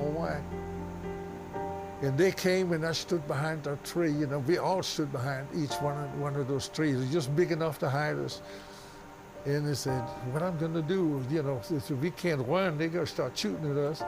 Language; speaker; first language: English; non-native, fluent; German